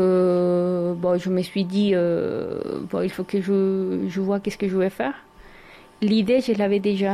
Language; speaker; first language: French; non-native, fluent; Spanish